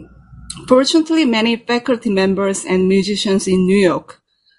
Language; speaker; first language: English; non-native, learner; Korean